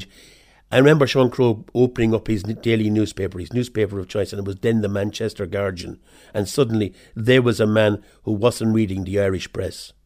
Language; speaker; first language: English; native; English